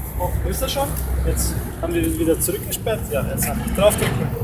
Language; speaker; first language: German; native; German